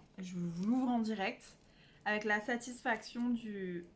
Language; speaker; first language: French; native; French